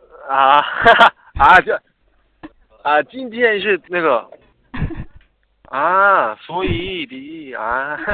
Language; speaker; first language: Chinese; non-native, learner; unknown